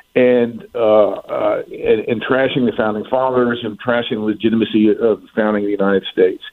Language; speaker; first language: English; native; English